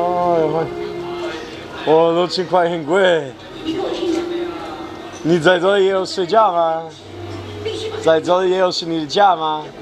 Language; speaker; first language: Chinese; non-native, learner; English